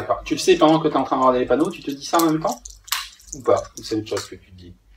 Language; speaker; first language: French; native; French